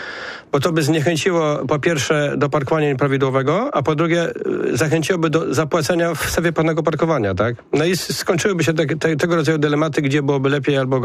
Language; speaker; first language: Polish; native; Polish